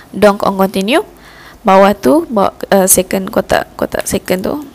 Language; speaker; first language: French; non-native, fluent; Malay